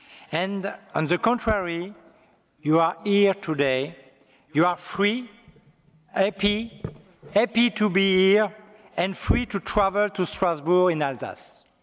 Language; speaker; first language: English; non-native, learner; French